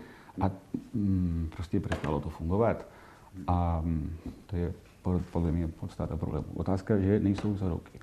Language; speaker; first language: Czech; non-native, fluent; Catalan